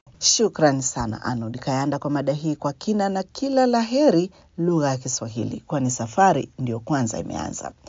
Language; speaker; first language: Swahili; native; Swahili